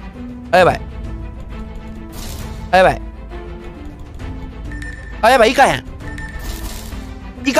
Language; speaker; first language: Japanese; native; Japanese